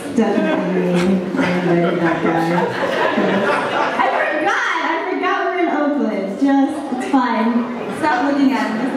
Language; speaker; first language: English; native; English